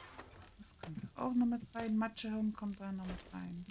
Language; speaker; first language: German; native; German